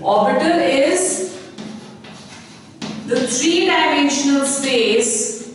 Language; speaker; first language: English; non-native, local second language; Hindi